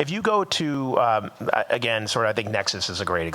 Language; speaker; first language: English; native; English